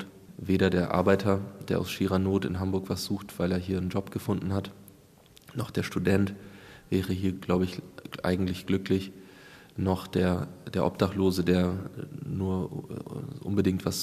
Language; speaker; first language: German; native; German